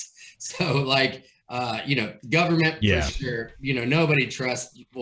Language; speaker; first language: English; native; English